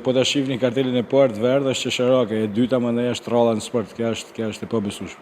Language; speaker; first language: Albanian; native; Albanian